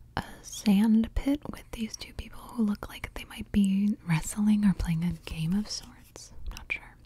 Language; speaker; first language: English; native; English